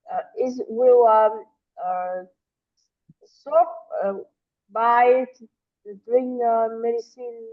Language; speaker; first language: English; non-native, learner; Vietnamese